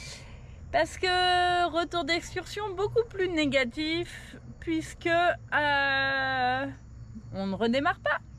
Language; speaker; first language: French; native; French